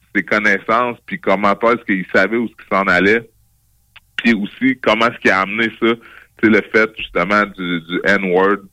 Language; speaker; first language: French; native; French